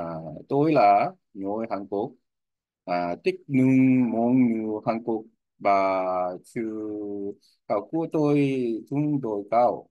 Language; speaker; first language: Vietnamese; non-native, learner; Korean